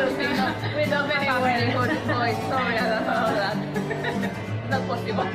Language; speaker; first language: English; non-native, learner; Spanish